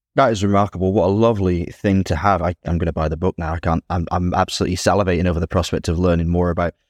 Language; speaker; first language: English; native; English